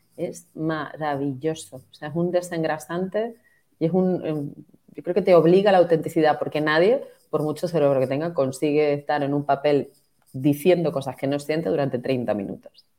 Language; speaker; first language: Spanish; native; Spanish